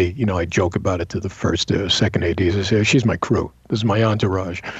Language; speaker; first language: English; native; English